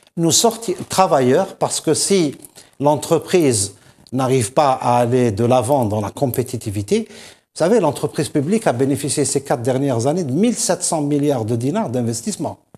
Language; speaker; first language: French; non-native, local second language; Kabyle